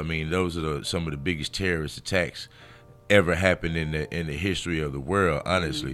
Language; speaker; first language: English; native; English